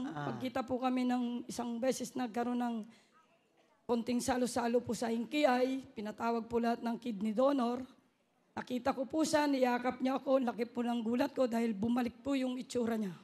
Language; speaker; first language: Filipino; native; Filipino